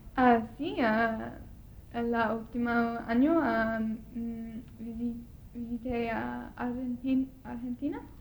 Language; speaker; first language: Spanish; non-native, learner; English